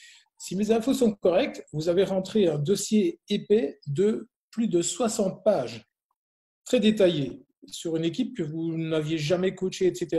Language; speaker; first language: French; native; French